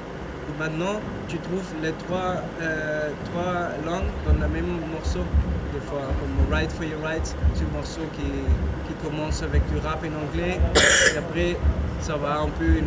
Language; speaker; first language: French; non-native, fluent; German